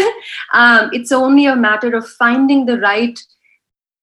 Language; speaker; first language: English; non-native, local second language; Urdu